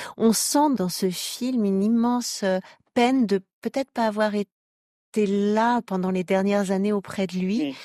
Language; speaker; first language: French; native; French